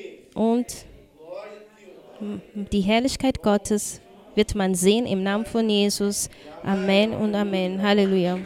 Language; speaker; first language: German; non-native, fluent; Portuguese